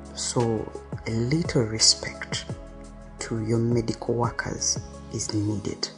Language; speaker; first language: English; non-native, local second language; Ganda